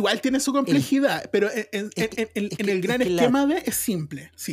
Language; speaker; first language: Spanish; native; Spanish